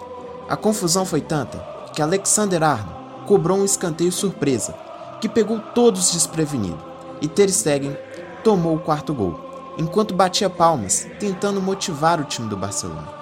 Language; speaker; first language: Portuguese; native; Portuguese